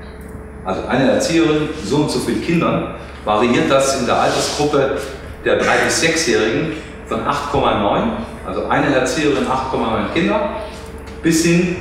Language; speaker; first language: German; native; German